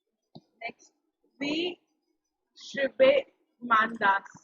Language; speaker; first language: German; non-native, learner; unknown